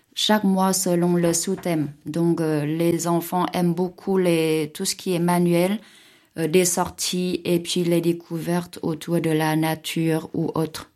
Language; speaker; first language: French; non-native, fluent; Vietnamese